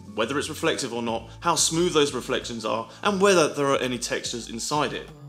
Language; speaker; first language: English; native; English